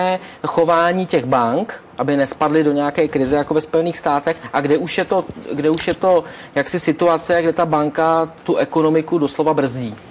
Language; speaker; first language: Czech; native; Czech